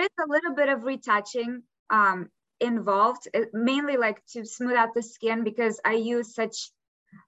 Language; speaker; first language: English; non-native, fluent; Ukrainian